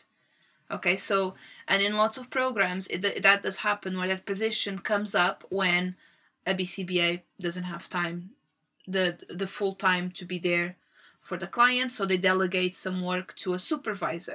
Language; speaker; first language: English; non-native, fluent; Portuguese